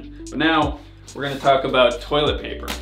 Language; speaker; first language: English; native; English